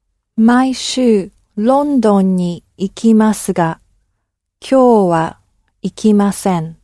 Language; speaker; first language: Japanese; non-native, learner; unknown